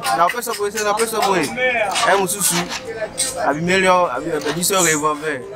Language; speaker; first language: Lingala; native; Lingala